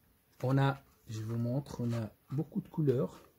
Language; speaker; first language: French; non-native, fluent; Portuguese